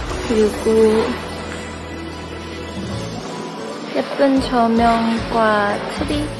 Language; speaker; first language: Korean; non-native, fluent; Chinese